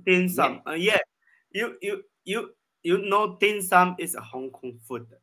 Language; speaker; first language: English; non-native, learner; Chinese